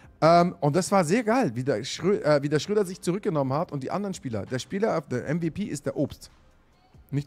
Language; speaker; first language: German; native; German